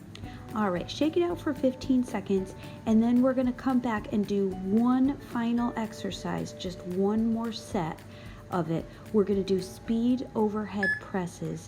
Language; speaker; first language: English; native; English